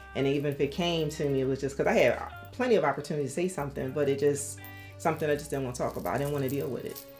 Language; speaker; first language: English; native; English